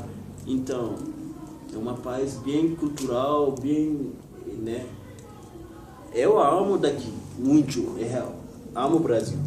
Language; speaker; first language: Portuguese; non-native, learner; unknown